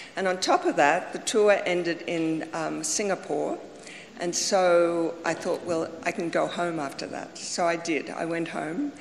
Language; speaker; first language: English; native; English